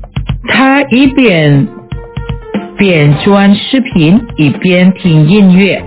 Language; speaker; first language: Chinese; non-native, fluent; Indonesian